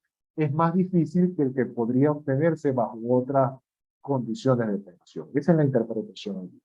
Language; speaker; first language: Spanish; native; Spanish